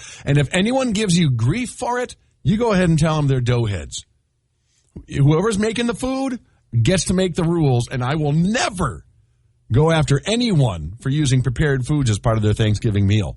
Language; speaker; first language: English; native; English